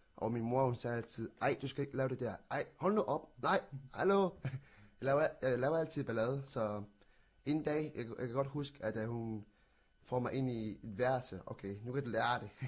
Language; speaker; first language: Danish; non-native, local second language; Kalaallisut